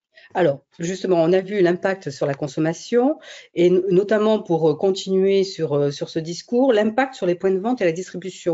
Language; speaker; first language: French; native; French